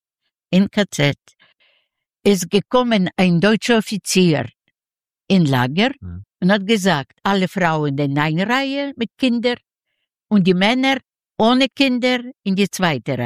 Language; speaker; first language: German; non-native, learner; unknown